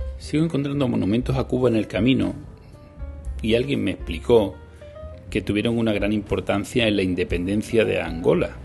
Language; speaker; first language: Spanish; native; Spanish